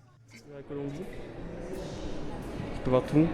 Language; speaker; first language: French; native; French